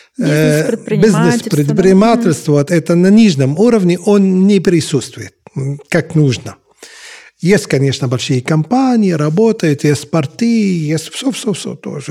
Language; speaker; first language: Russian; non-native, fluent; Arabic